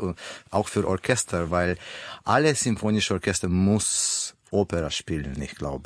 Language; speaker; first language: German; non-native, learner; Russian